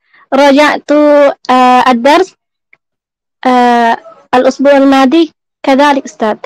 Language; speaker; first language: Arabic; non-native, learner; Indonesian